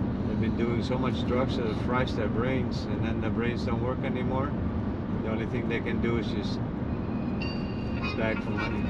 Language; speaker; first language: English; non-native, fluent; Dutch